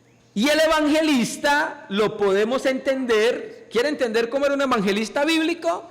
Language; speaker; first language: Spanish; native; Spanish